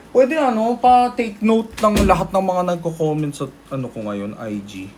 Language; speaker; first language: Filipino; early bilingual, other home language; Korean